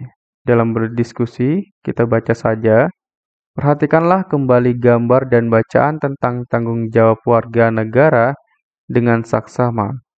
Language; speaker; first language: Indonesian; native; Indonesian